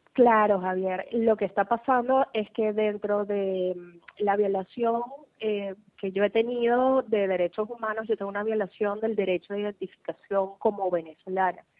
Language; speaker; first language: Spanish; native; Spanish